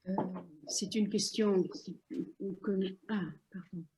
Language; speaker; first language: French; non-native, fluent; Spanish